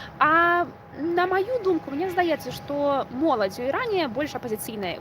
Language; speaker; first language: Belarusian; non-native, local second language; Russian